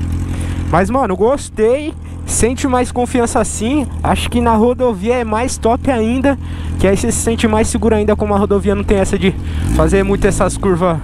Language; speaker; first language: Portuguese; native; Portuguese